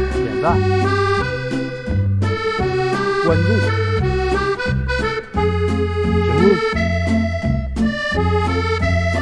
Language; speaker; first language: Chinese; native; Chinese